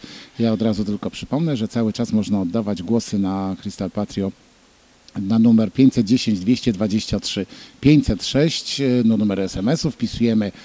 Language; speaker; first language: Polish; native; Polish